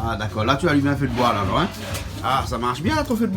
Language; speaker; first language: French; native; French